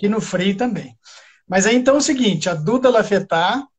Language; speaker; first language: Portuguese; native; Portuguese